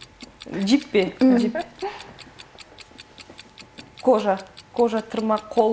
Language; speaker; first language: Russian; non-native, local second language; Kyrgyz